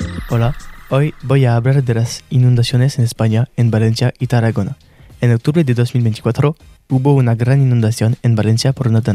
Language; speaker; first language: Spanish; non-native, learner; French